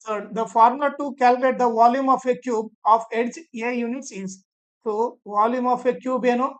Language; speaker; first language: English; non-native, local second language; Kannada